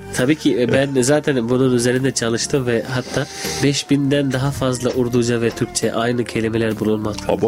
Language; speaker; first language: Turkish; non-native, fluent; Urdu